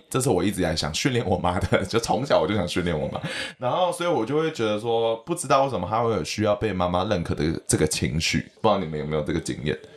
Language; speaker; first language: Chinese; native; Chinese